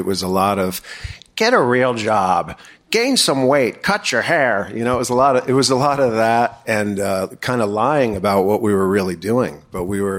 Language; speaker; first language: English; native; English